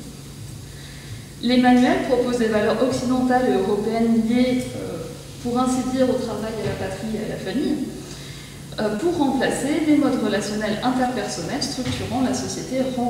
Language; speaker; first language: French; native; French